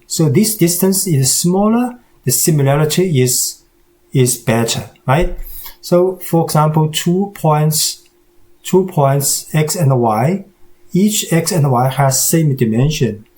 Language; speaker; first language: English; non-native, fluent; Chinese